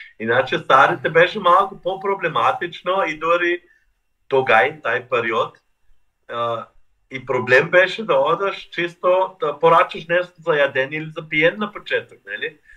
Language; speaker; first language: Macedonian; non-native, fluent; German